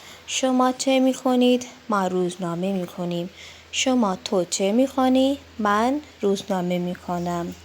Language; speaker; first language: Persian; non-native, learner; Urdu